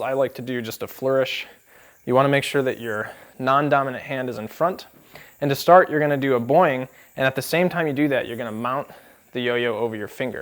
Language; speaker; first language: English; native; English